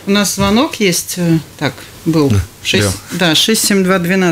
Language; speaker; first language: Russian; native; Russian